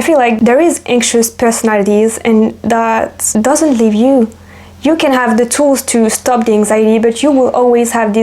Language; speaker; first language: English; non-native, fluent; French